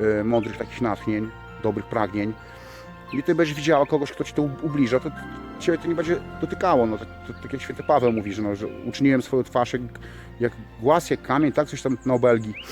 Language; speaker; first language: Polish; native; Polish